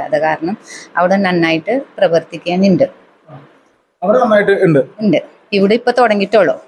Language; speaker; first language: Malayalam; non-native, fluent; Marathi